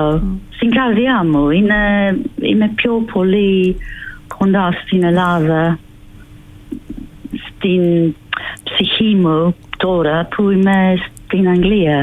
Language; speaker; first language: Greek; non-native, fluent; English